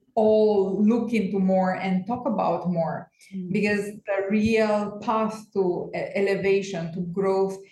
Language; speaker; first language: English; non-native, fluent; Romanian